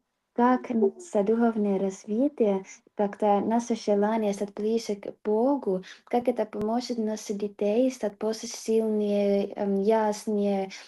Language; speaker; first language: Russian; non-native, learner; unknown